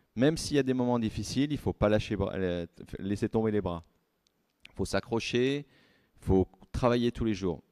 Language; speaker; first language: French; native; French